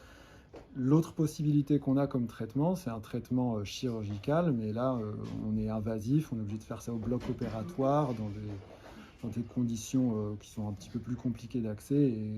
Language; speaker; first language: French; native; French